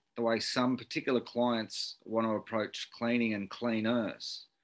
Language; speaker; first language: English; native; English